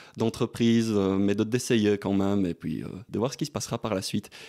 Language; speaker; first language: French; native; French